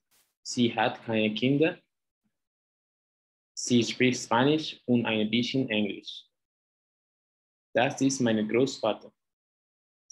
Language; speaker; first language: German; non-native, learner; Spanish